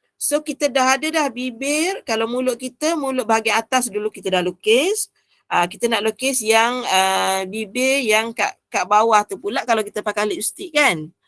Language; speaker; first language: Malay; native; Malay